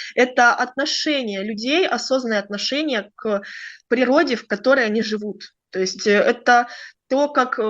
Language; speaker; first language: Russian; native; Russian